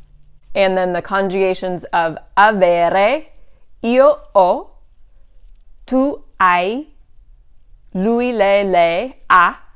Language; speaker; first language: Italian; non-native, fluent; English